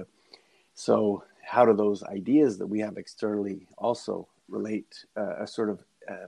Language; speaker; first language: English; native; English